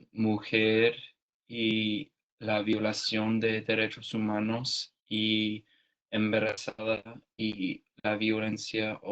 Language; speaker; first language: Spanish; non-native, learner; English